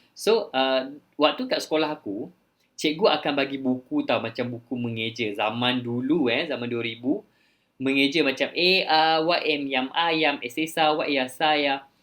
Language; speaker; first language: Malay; early bilingual, other home language; Thai